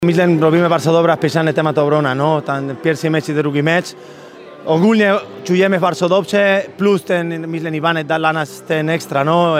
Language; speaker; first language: Polish; non-native, learner; Spanish